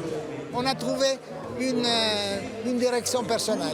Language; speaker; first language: French; non-native, fluent; Italian